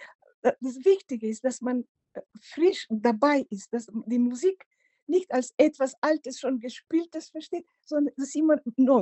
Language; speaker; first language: German; non-native, fluent; Macedonian